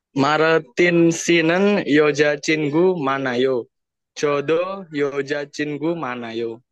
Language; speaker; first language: Korean; non-native, learner; Indonesian